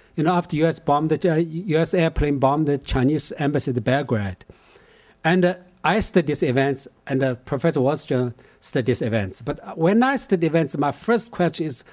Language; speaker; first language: English; non-native, fluent; Chinese